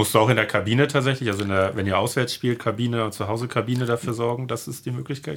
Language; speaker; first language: German; native; German